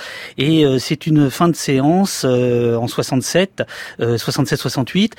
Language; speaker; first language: French; native; French